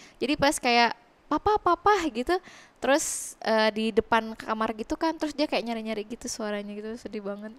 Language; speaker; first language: Indonesian; native; Indonesian